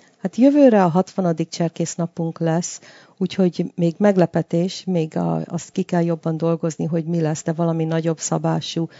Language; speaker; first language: Hungarian; early bilingual, heritage; Hungarian